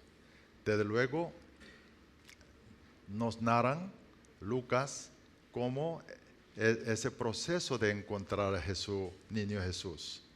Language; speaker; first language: Spanish; non-native, learner; Korean